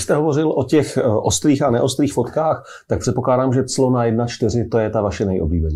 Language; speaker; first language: Czech; native; Czech